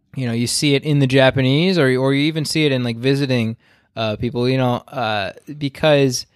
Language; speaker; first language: English; native; English